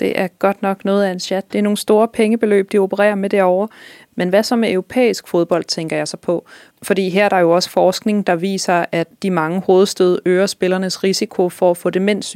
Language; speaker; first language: Danish; native; Danish